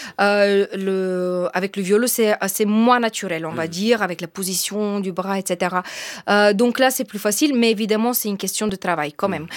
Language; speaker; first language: French; non-native, fluent; Bulgarian